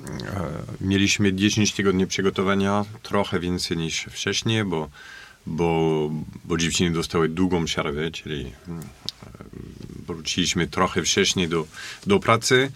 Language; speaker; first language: Polish; non-native, fluent; French